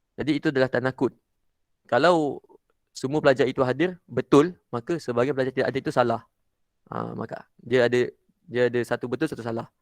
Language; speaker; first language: Malay; native; Malay